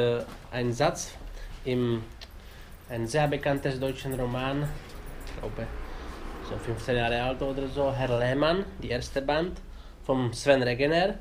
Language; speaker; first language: German; non-native, learner; Czech